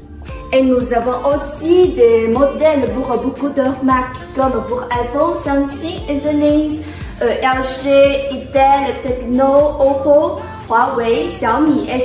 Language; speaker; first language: French; non-native, learner; Chinese